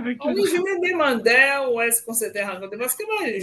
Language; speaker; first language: French; non-native, fluent; Portuguese